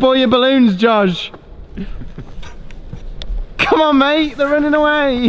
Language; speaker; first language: English; native; English